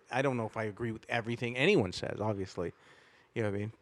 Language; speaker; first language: English; native; English